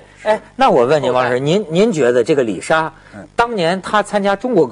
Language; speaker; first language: Chinese; native; Chinese